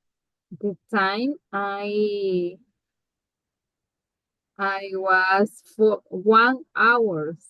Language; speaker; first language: English; non-native, learner; Spanish